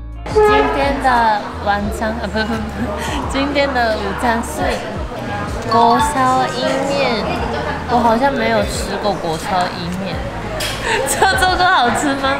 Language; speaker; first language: Chinese; non-native, fluent; Japanese